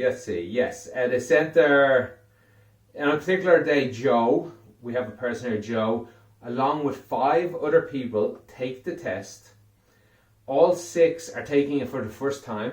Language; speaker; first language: English; native; English